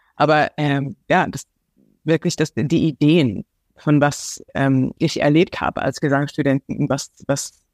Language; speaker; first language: German; non-native, fluent; English